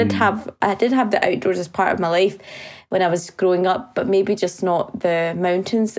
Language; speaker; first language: English; native; English